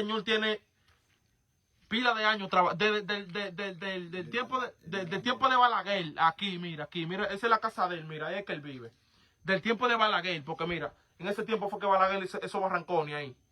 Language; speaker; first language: Spanish; native; Spanish